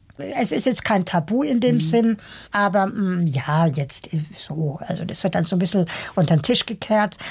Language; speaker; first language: German; early bilingual, other home language; Bosnian